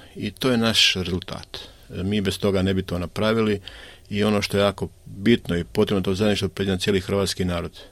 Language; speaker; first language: Croatian; native; Croatian